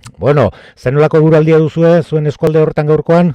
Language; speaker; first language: Basque; native; Basque